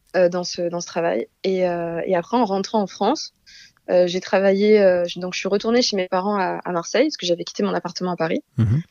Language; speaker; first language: French; native; French